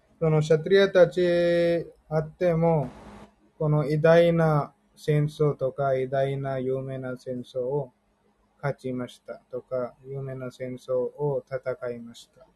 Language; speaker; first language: Japanese; non-native, learner; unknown